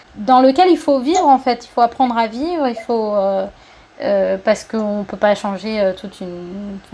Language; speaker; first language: French; early bilingual, other home language; Spanish